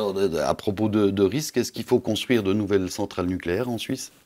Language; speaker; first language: French; native; French